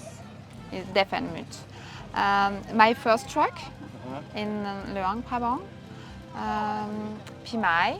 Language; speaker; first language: English; non-native, learner; French